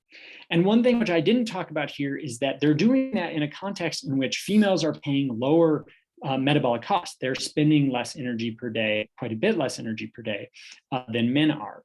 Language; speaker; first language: English; native; English